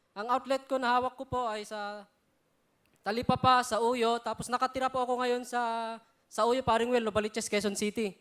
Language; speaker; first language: Filipino; non-native, local second language; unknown